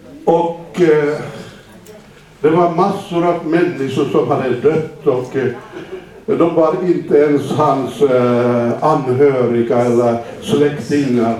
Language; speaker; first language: Swedish; non-native, fluent; Finnish